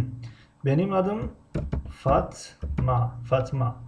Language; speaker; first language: Turkish; non-native, fluent; Tajik